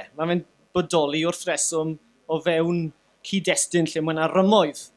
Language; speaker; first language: Welsh; native; Welsh